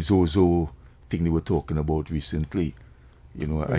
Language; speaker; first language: English; native; English